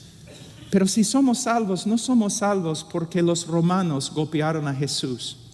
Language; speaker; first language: Spanish; non-native, fluent; English